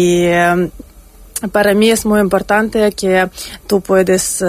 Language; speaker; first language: Spanish; non-native, learner; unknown